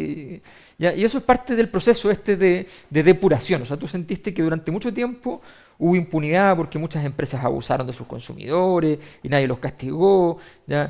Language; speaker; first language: Spanish; native; Spanish